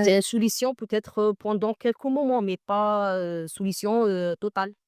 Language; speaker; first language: French; non-native, learner; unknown